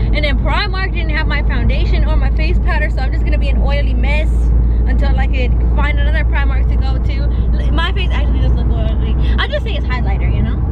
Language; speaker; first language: English; native; English